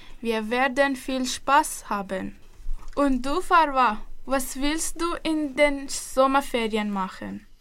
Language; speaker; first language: German; non-native, learner; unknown